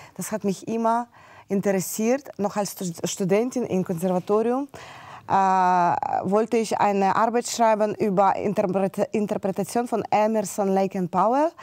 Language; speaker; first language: German; non-native, fluent; Russian